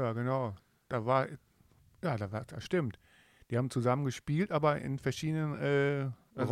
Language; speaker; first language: German; native; German